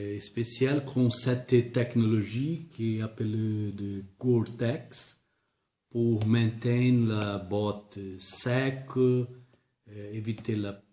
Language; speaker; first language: French; non-native, learner; Portuguese